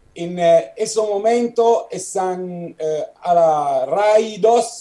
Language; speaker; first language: Italian; native; Italian